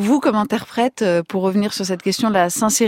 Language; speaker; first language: French; native; French